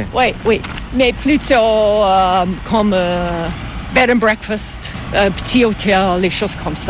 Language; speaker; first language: French; non-native, fluent; English